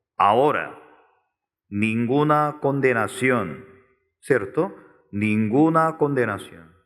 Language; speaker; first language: Spanish; non-native, learner; Korean